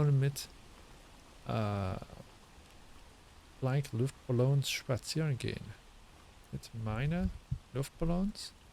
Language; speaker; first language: German; non-native, learner; English